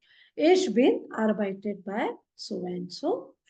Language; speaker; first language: German; non-native, learner; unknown